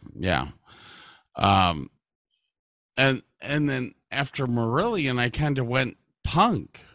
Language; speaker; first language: English; native; English